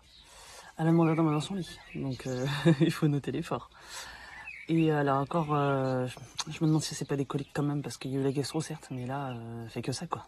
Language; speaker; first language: French; native; French